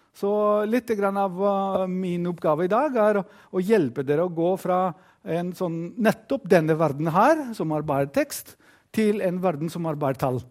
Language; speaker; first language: Norwegian; non-native, fluent; Greek